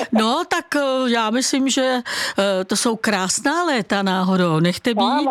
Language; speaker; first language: Czech; native; Czech